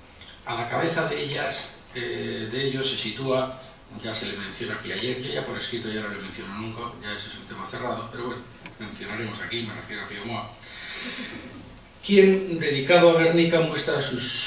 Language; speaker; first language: Spanish; native; Spanish